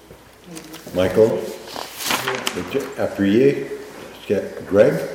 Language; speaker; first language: French; native; French